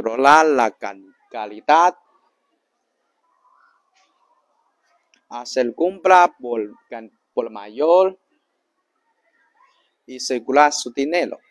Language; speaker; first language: Spanish; non-native, learner; Chinese